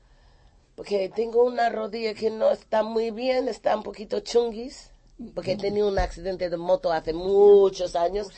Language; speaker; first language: Spanish; non-native, fluent; English